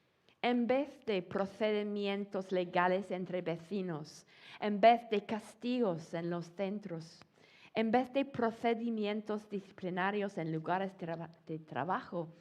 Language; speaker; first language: Spanish; non-native, fluent; English